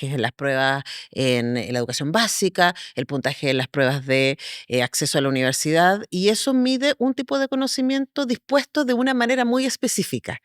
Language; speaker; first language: Spanish; native; Spanish